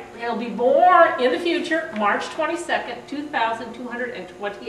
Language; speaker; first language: English; native; English